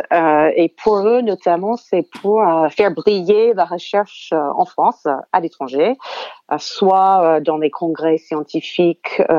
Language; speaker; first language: French; non-native, fluent; English